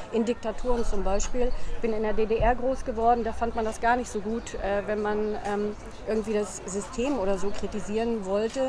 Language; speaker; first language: German; native; German